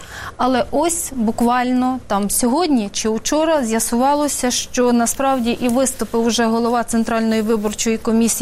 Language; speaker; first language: Ukrainian; native; Ukrainian